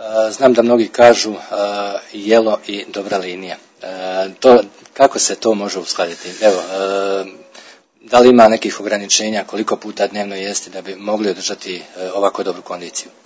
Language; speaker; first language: Croatian; native; Croatian